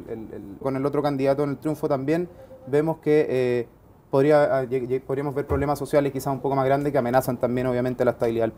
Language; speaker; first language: Spanish; native; Spanish